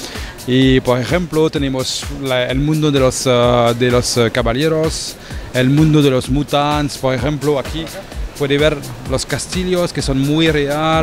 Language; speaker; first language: Spanish; non-native, fluent; French